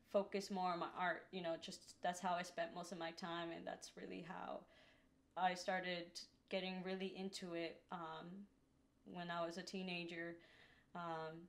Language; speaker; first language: English; native; English